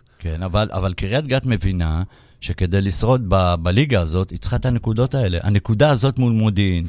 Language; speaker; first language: Hebrew; native; Hebrew